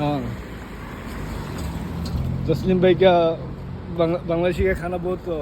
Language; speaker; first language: Hindi; non-native, learner; Bangla